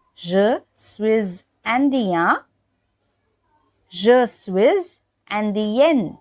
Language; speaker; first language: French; non-native, learner; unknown